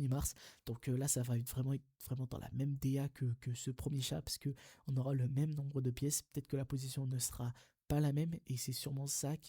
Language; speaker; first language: French; native; French